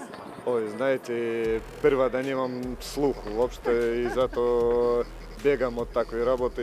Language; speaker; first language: Macedonian; non-native, fluent; Russian